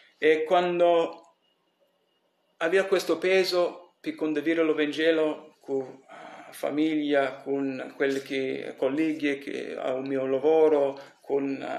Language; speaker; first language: Italian; early bilingual, heritage; English